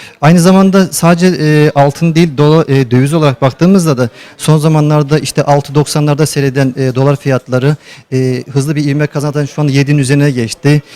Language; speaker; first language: Turkish; native; Turkish